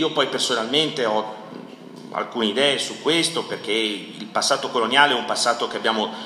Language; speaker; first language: Italian; native; Italian